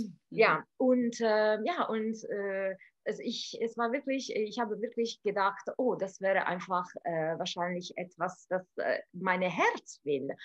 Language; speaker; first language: German; non-native, fluent; Italian